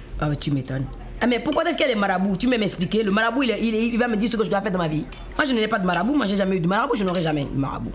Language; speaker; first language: French; non-native, local second language; Fon